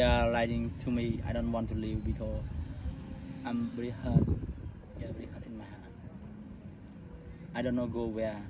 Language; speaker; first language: English; non-native, learner; Khmer